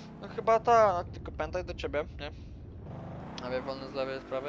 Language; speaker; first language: Polish; native; Polish